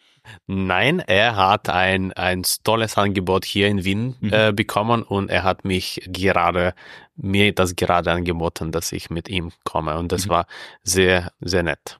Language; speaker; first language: German; non-native, fluent; Russian